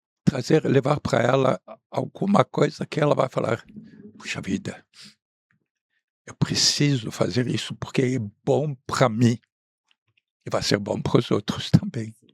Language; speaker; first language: Portuguese; non-native, fluent; Arabic